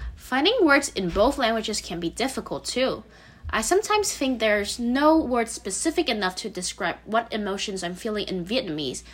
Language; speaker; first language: English; non-native, fluent; Vietnamese